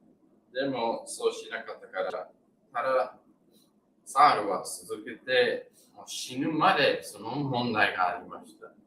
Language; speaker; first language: Japanese; non-native, learner; English